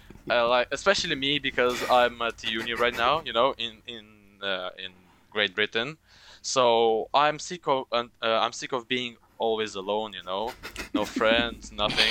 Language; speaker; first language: English; non-native, fluent; Romanian